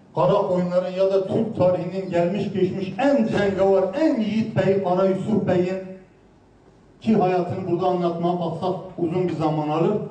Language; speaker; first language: Turkish; native; Turkish